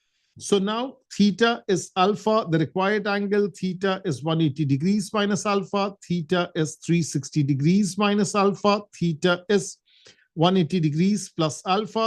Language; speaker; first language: English; non-native, local second language; Urdu